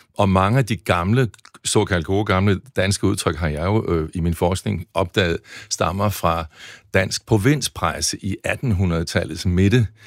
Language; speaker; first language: Danish; native; Danish